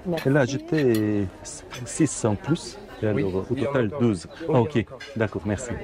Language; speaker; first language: French; non-native, learner; Korean